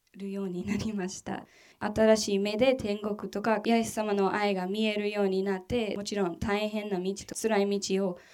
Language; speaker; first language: Japanese; non-native, fluent; English